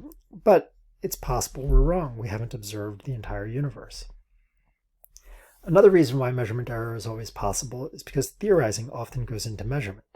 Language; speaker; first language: English; native; English